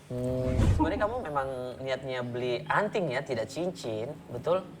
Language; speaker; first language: Indonesian; native; Indonesian